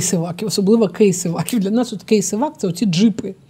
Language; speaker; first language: Ukrainian; non-native, fluent; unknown